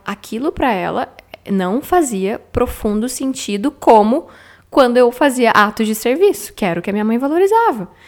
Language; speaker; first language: Portuguese; native; Portuguese